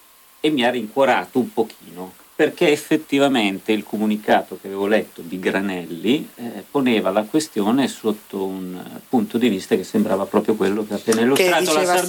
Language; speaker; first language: Italian; native; Italian